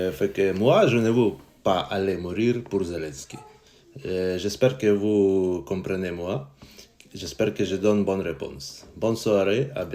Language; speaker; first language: French; non-native, learner; Ukrainian